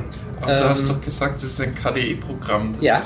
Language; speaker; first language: German; native; German